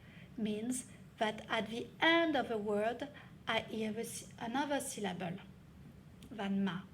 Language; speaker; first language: English; non-native, fluent; French